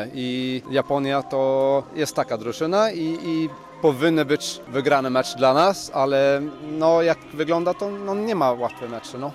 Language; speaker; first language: Polish; non-native, learner; Swedish